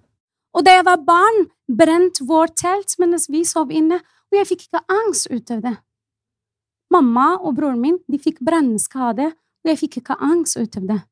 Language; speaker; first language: Norwegian; non-native, fluent; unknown